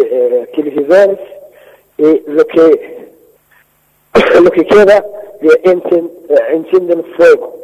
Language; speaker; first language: Spanish; non-native, fluent; Arabic